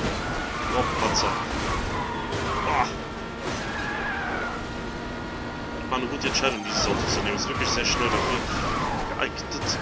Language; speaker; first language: German; native; German